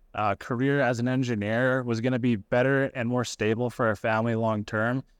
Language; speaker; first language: English; native; English